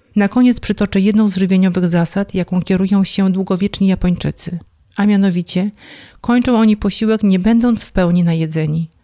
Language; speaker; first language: Polish; native; Polish